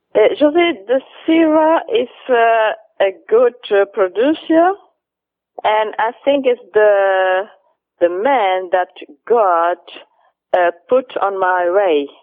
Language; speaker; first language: English; non-native, fluent; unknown